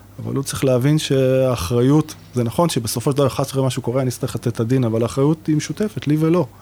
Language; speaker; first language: Hebrew; native; Hebrew